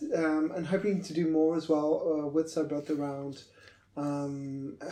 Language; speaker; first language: English; native; English